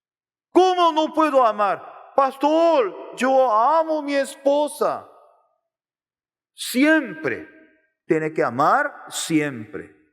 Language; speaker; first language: Spanish; non-native, learner; Korean